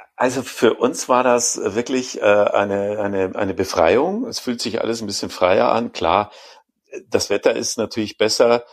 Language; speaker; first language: German; native; German